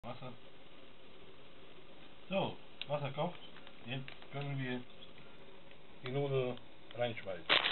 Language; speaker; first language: German; non-native, fluent; Italian